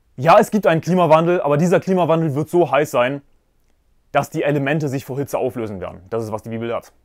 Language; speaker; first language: German; native; German